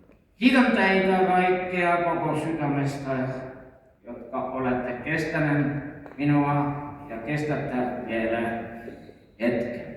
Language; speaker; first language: Finnish; non-native, local second language; Estonian